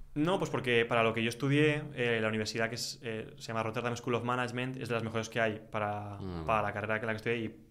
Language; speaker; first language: Spanish; native; Spanish